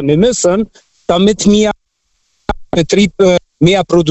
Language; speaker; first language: German; non-native, fluent; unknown